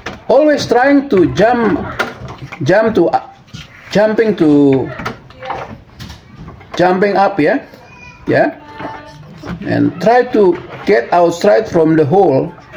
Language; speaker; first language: English; non-native, learner; Indonesian